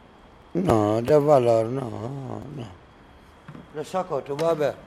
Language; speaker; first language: Spanish; non-native, learner; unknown